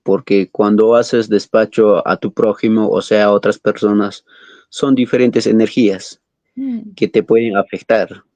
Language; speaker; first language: Spanish; non-native, local second language; Quechua